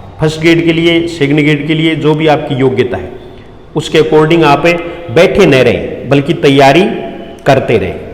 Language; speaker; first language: Hindi; native; Hindi